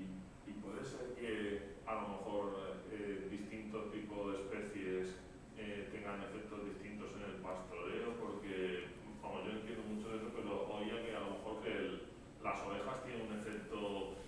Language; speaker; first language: Spanish; native; Spanish